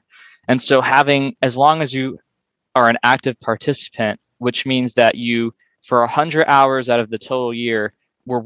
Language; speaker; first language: English; native; English